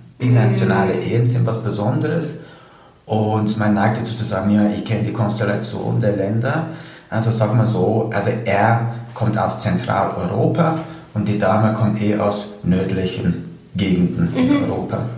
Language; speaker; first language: German; non-native, fluent; English